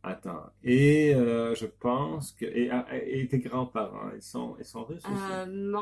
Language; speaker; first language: French; native; French